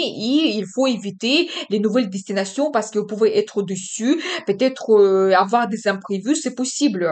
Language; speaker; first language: French; non-native, fluent; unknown